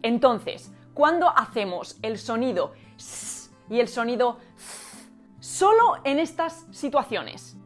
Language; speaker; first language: Spanish; native; Spanish